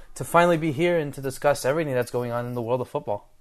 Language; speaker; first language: English; early bilingual, other home language; Spanish